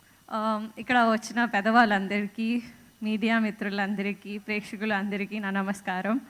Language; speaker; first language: Telugu; non-native, fluent; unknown